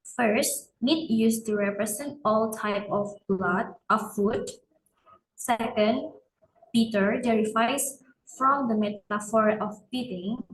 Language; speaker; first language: English; non-native, learner; Indonesian